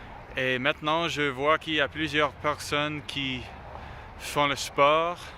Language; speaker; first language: French; non-native, learner; English